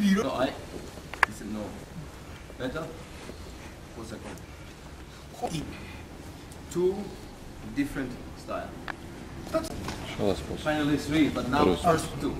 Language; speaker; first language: English; non-native, learner; German